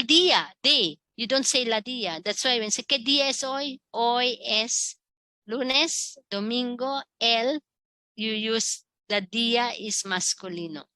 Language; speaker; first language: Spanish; non-native, fluent; Filipino